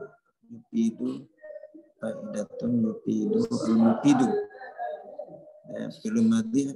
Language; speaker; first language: Arabic; non-native, learner; Malay